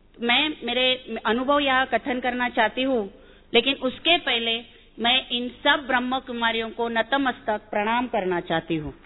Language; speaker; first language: Hindi; non-native, local second language; Marathi